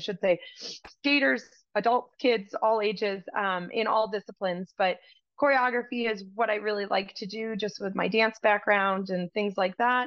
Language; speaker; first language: English; native; English